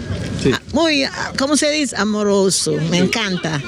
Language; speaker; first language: Spanish; non-native, learner; Portuguese